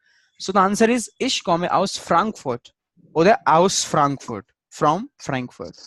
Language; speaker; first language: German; non-native, fluent; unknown